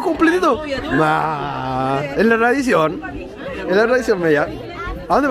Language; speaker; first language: Spanish; native; Spanish